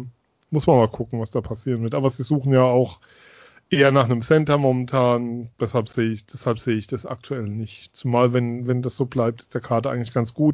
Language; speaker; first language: German; native; German